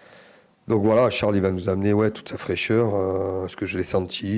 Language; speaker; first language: French; native; French